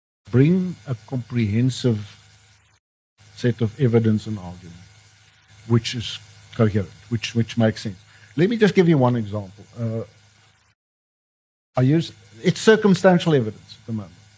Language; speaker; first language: English; non-native, local second language; Afrikaans